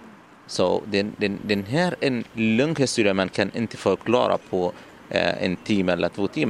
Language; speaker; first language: Swedish; non-native, learner; Arabic